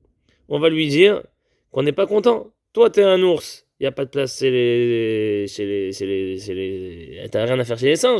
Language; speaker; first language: French; native; French